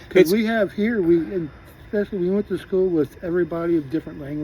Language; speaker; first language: English; native; English